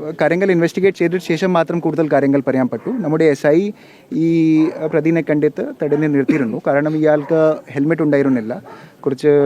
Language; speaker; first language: Malayalam; non-native, learner; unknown